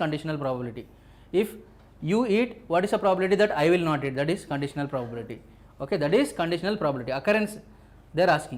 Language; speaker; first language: English; non-native, local second language; Telugu